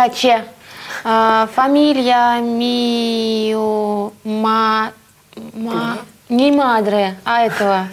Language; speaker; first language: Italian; non-native, learner; Russian